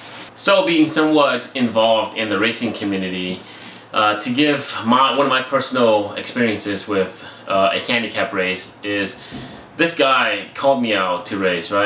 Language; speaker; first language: English; native; English